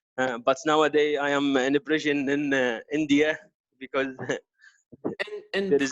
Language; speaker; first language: English; non-native, local second language; Arabic